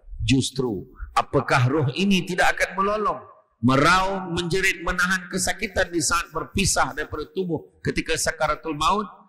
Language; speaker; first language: Malay; native; Malay